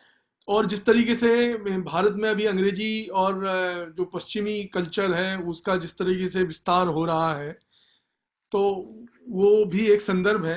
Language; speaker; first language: Hindi; native; Hindi